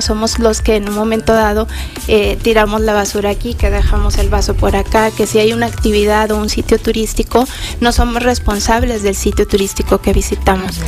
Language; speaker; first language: Spanish; native; Spanish